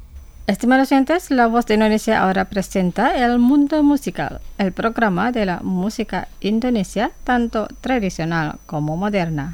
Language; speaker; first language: Spanish; non-native, fluent; Indonesian